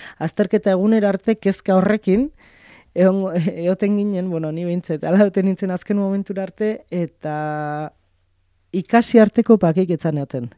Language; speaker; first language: Basque; native; Basque